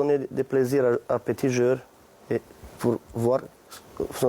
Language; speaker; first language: French; non-native, fluent; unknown